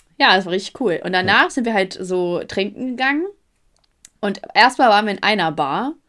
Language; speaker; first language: German; early bilingual, other home language; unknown